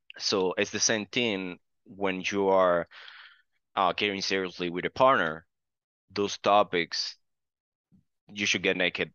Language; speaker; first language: English; non-native, fluent; Spanish